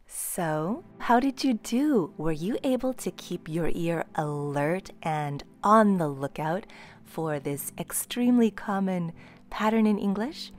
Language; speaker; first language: English; native; English